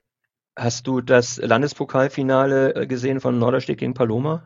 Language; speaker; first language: German; native; German